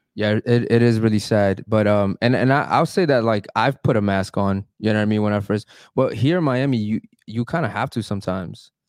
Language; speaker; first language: English; early bilingual, other home language; Spanish